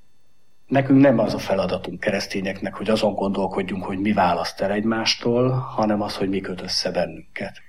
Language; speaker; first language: Hungarian; native; Hungarian